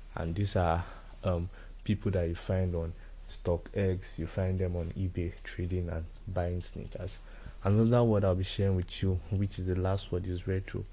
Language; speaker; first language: English; non-native, local second language; Yoruba